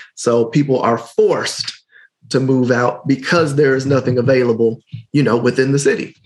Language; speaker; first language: English; native; English